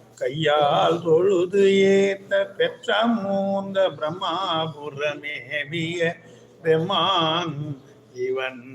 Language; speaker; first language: Tamil; native; Tamil